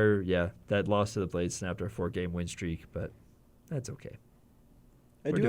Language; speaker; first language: English; native; English